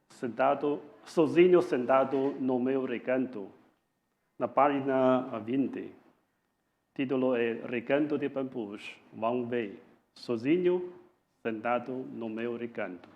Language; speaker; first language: Portuguese; non-native, fluent; Chinese